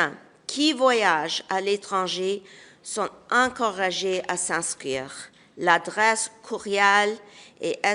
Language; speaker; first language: French; non-native, local second language; English